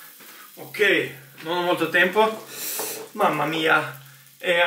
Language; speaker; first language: Italian; non-native, learner; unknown